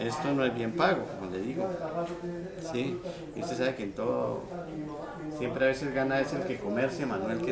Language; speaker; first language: Spanish; native; Spanish